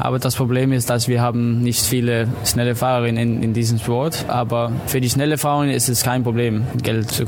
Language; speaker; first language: German; non-native, learner; Danish